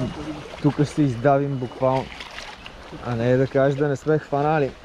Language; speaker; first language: Bulgarian; native; Bulgarian